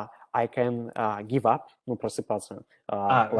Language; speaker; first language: English; non-native, learner; Russian